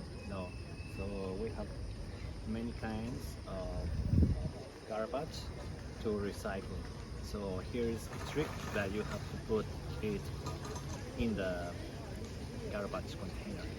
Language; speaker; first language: English; non-native, learner; Spanish